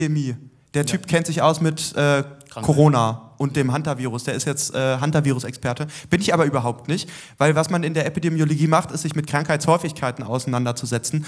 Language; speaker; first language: German; native; German